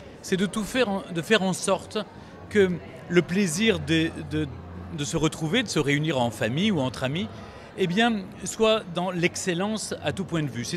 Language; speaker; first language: French; native; French